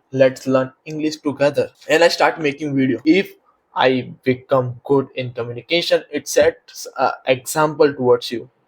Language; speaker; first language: English; non-native, learner; Hindi